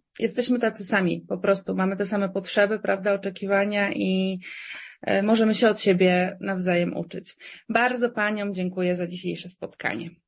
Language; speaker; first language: Polish; native; Polish